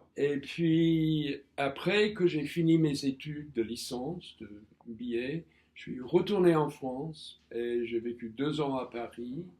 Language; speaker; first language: French; non-native, fluent; English